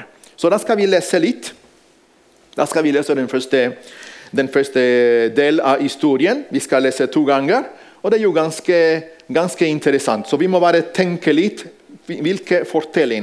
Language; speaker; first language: Norwegian; non-native, fluent; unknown